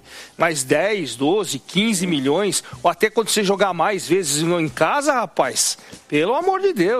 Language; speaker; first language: Portuguese; native; Portuguese